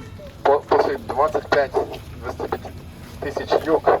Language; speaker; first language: Russian; native; Russian